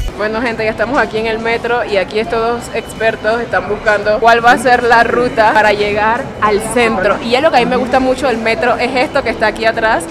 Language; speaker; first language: Spanish; native; Spanish